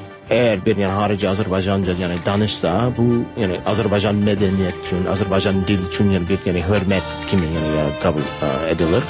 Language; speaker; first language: Turkish; non-native, fluent; English